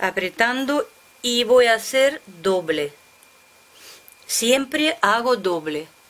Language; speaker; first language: Spanish; non-native, fluent; Russian